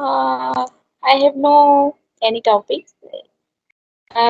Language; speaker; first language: English; non-native, learner; Hindi